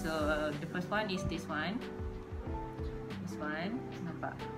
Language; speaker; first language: English; non-native, local second language; Malay